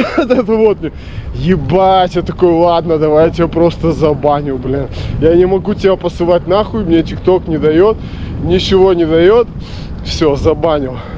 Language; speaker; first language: Russian; native; Russian